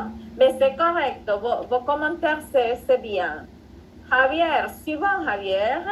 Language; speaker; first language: French; non-native, fluent; Spanish